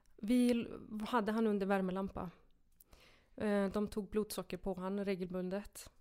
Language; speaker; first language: Swedish; non-native, fluent; Icelandic